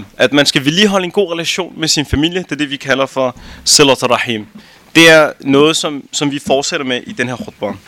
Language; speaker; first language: Danish; early bilingual, other home language; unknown